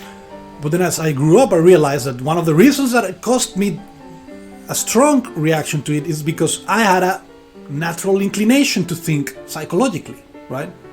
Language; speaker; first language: English; non-native, fluent; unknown